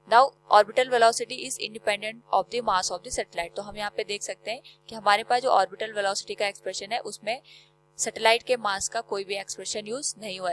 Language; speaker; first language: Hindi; native; Hindi